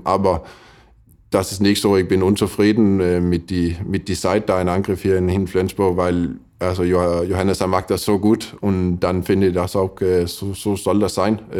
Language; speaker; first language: German; non-native, fluent; Danish